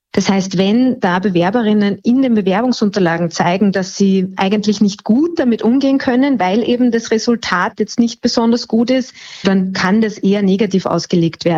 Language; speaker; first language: German; native; German